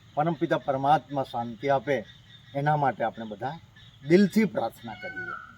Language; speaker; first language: Gujarati; native; Gujarati